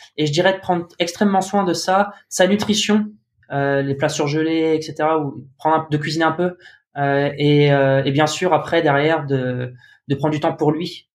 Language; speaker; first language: French; native; French